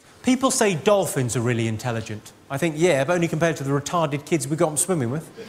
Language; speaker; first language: English; native; English